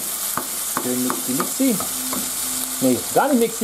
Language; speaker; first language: German; native; German